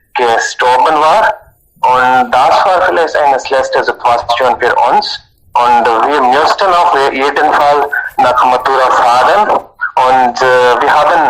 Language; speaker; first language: German; non-native, learner; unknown